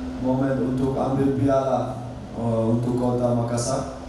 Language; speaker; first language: Indonesian; non-native, learner; Dutch